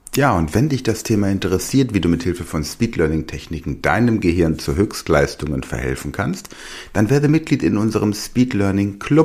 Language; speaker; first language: German; native; German